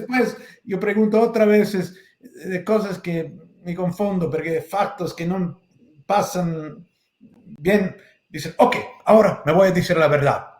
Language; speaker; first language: Spanish; non-native, learner; English